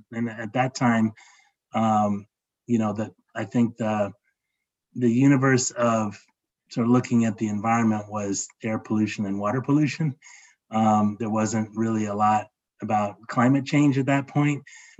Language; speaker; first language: English; native; English